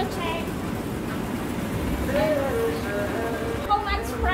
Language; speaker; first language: English; non-native, learner; Indonesian